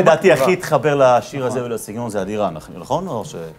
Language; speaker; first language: Hebrew; native; Hebrew